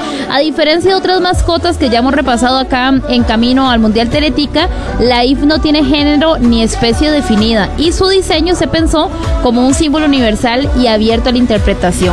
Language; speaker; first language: Spanish; native; Spanish